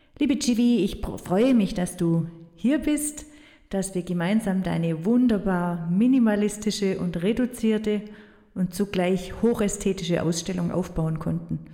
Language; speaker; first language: German; native; German